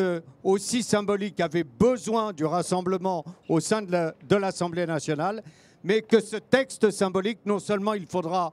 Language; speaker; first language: French; native; French